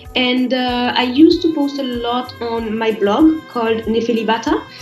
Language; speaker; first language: English; non-native, fluent; French